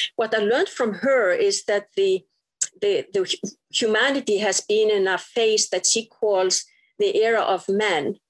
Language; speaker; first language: English; non-native, fluent; Icelandic